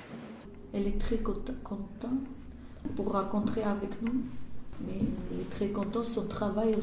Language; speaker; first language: French; non-native, learner; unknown